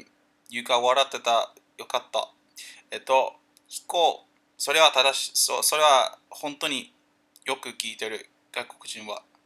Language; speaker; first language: Japanese; non-native, learner; English